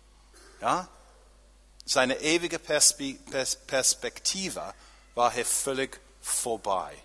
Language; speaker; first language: German; non-native, fluent; English